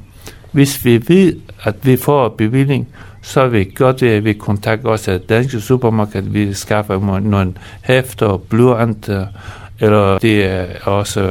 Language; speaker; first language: Danish; non-native, fluent; Persian